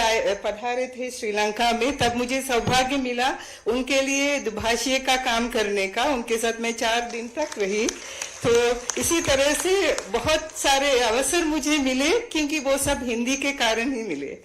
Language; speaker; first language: Hindi; non-native, fluent; Sinhala